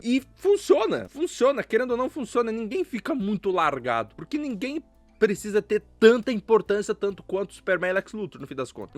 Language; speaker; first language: Portuguese; native; Portuguese